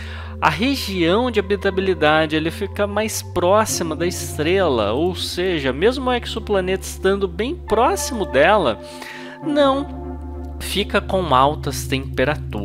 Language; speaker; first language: Portuguese; native; Portuguese